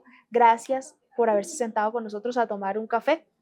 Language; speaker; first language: Spanish; native; Spanish